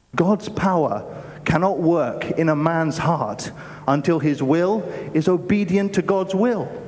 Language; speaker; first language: English; native; English